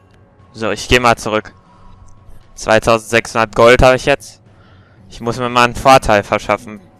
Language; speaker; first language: German; native; German